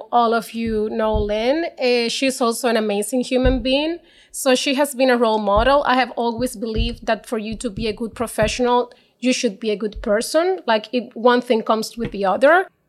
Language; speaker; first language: English; non-native, fluent; Spanish